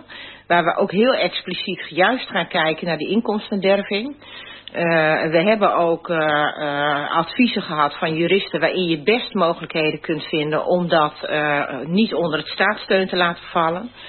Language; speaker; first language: Dutch; native; Dutch